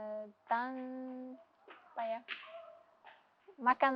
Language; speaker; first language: Indonesian; non-native, learner; Uzbek